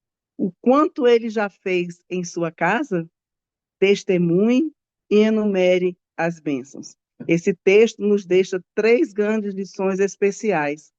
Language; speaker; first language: Portuguese; native; Portuguese